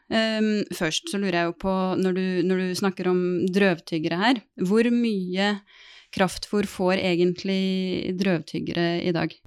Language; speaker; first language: Norwegian; native; Norwegian